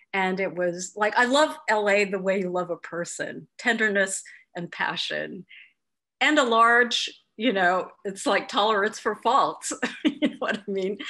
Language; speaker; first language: English; native; English